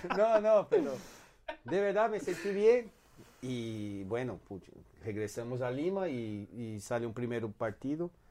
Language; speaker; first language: Spanish; non-native, fluent; Portuguese